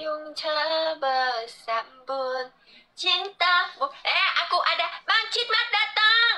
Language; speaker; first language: Indonesian; non-native, learner; Vietnamese